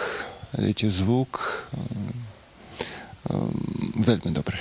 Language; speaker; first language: Slovak; non-native, learner; Russian